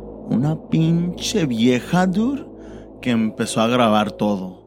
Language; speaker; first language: Spanish; early bilingual, heritage; Spanish